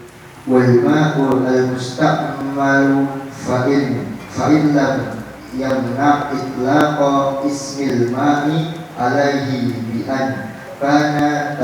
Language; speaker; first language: Arabic; non-native, learner; Indonesian